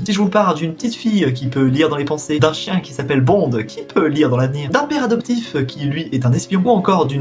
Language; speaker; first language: French; native; French